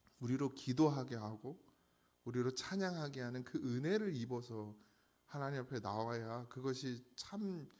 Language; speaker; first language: Korean; native; Korean